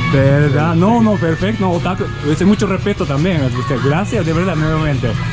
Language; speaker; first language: Spanish; non-native, learner; Japanese